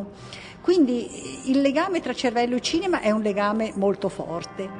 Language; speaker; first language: Italian; native; Italian